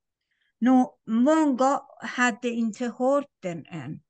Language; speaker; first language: Swedish; non-native, fluent; Persian